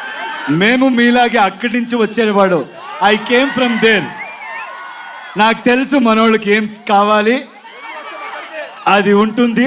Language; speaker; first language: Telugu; non-native, local second language; Kannada